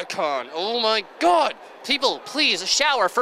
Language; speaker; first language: English; native; English